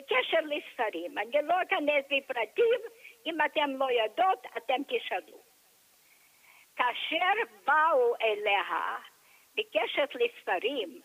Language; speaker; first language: Hebrew; non-native, fluent; English